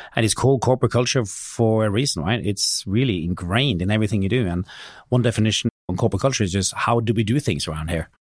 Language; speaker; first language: English; non-native, fluent; Norwegian